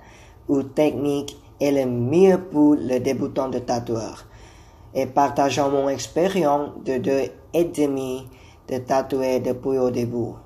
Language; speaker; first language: French; non-native, learner; Thai